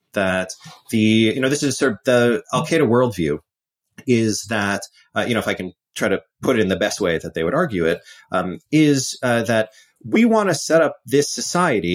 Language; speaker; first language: English; native; English